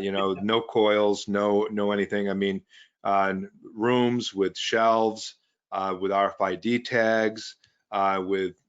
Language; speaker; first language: English; native; English